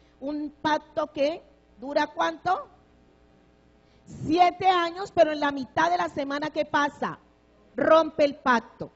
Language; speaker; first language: Spanish; native; Spanish